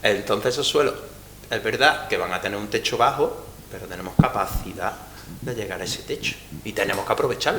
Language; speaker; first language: Spanish; native; Spanish